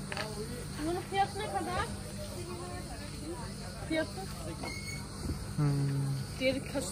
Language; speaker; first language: Turkish; early bilingual, heritage; Turkish